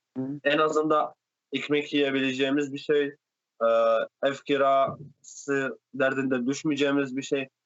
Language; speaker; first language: Turkish; non-native, fluent; Arabic